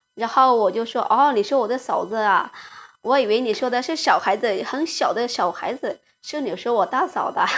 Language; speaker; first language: Chinese; non-native, fluent; Lao